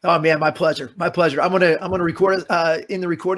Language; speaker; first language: English; native; English